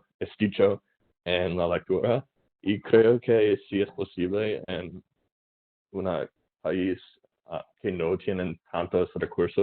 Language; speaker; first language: Spanish; non-native, learner; English